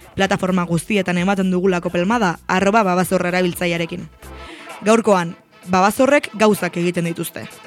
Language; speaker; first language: Basque; non-native, local second language; Spanish